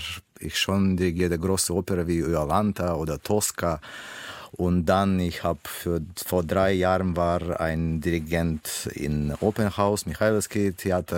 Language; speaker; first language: German; non-native, learner; Russian